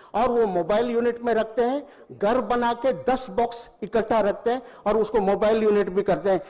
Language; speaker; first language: Hindi; non-native, local second language; Tamil